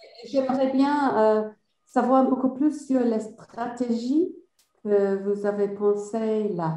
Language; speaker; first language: French; non-native, fluent; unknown